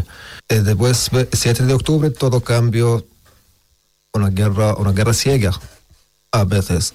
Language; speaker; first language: Spanish; non-native, learner; Arabic